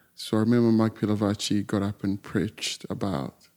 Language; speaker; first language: English; non-native, fluent; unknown